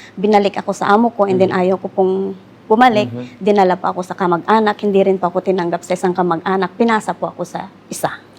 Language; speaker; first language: Filipino; non-native, local second language; Iloko